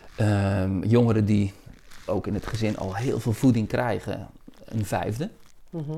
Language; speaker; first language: Dutch; native; Dutch